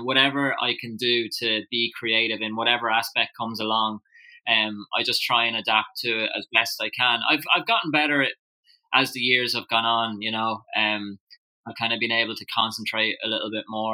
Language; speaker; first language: English; native; English